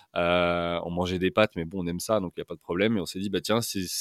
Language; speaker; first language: French; native; French